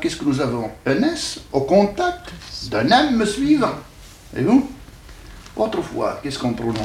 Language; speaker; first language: French; native; French